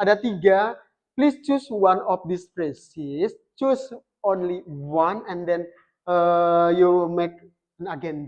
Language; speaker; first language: English; non-native, fluent; Indonesian